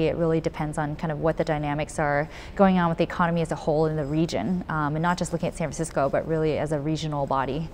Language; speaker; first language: English; native; English